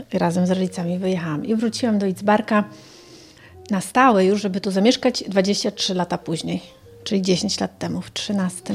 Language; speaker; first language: Polish; early bilingual, other home language; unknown